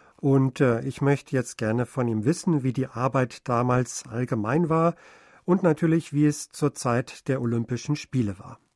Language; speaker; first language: German; native; German